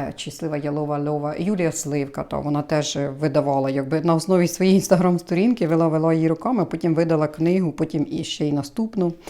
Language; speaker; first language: Ukrainian; native; Ukrainian